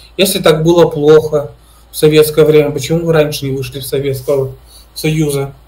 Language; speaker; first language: Russian; native; Russian